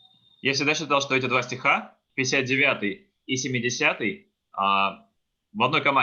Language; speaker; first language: Russian; native; Russian